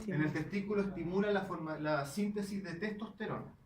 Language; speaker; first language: Spanish; native; Spanish